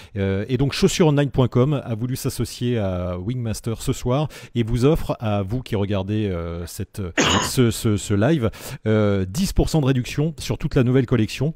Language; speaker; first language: French; native; French